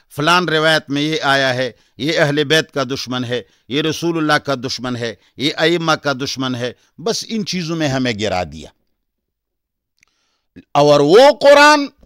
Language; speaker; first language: Urdu; non-native, local second language; Pashto